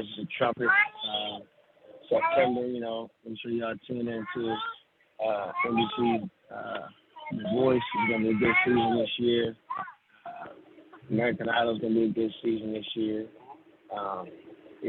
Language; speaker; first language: English; native; English